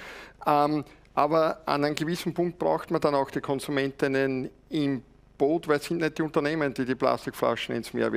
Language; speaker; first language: German; native; German